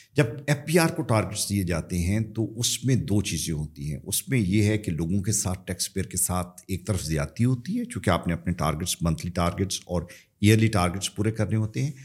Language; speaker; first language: Urdu; native; Urdu